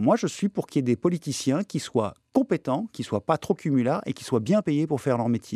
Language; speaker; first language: French; native; French